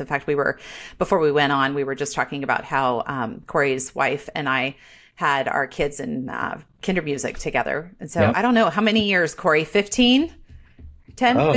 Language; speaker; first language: English; native; English